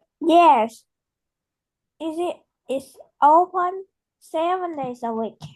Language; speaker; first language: English; non-native, learner; Vietnamese